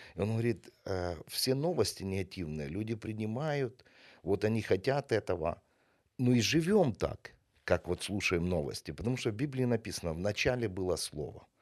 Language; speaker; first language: Russian; non-native, local second language; Ukrainian